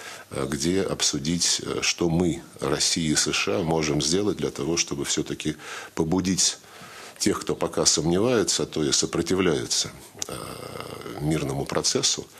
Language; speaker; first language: Russian; native; Russian